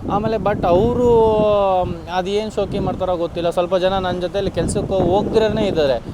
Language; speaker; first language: Kannada; non-native, local second language; Telugu